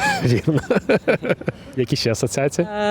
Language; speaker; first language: Ukrainian; native; Ukrainian